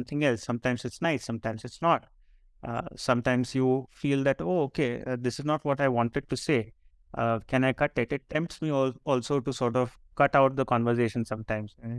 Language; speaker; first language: English; non-native, local second language; Marathi